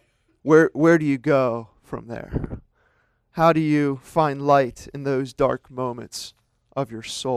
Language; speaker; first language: English; native; English